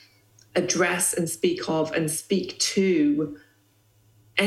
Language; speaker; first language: English; native; English